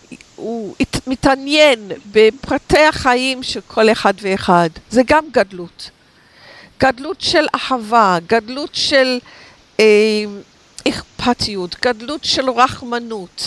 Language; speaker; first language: Hebrew; non-native, fluent; English